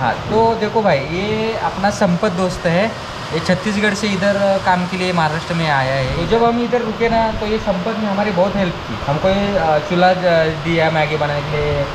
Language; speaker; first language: Hindi; non-native, local second language; Marathi